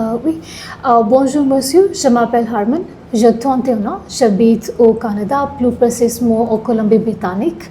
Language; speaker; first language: French; non-native, learner; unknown